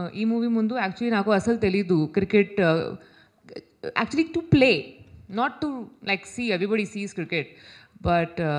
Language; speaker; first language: Telugu; non-native, learner; Hindi